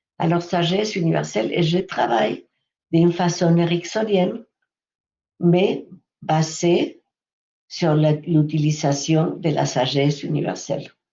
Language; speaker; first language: French; non-native, fluent; Spanish